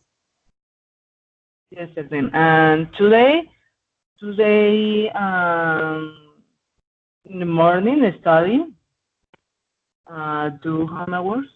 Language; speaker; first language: English; non-native, learner; Spanish